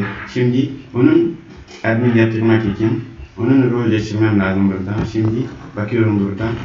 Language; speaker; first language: Turkish; non-native, learner; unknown